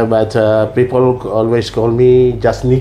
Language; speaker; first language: English; non-native, learner; Indonesian